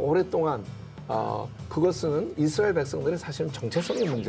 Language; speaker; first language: Korean; native; Korean